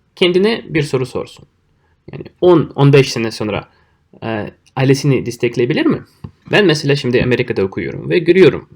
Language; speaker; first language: Turkish; non-native, fluent; Russian